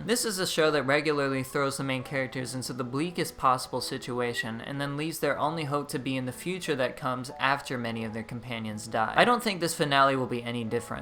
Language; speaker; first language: English; native; English